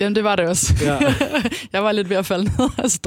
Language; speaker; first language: Danish; native; Danish